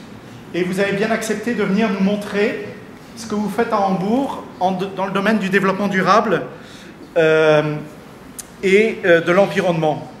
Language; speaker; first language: French; native; French